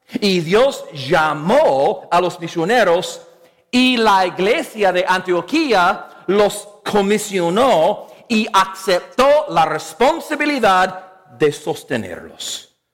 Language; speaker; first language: Spanish; non-native, fluent; English